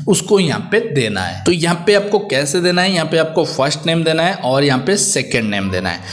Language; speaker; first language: Hindi; native; Hindi